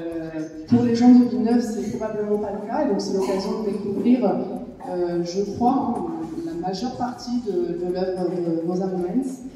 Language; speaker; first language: French; native; French